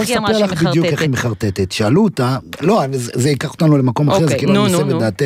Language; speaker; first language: Hebrew; native; Hebrew